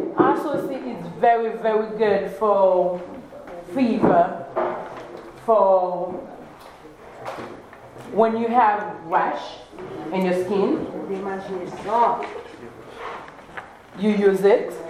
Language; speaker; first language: English; non-native, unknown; Haitian Creole